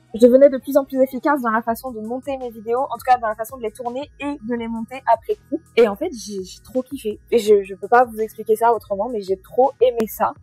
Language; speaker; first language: French; native; French